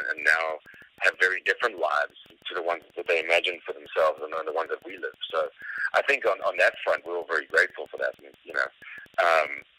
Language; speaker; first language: English; native; English